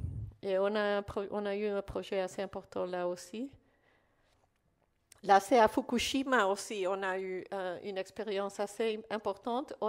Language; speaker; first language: French; non-native, fluent; Spanish